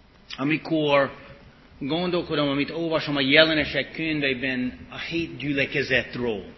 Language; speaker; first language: Hungarian; non-native, fluent; English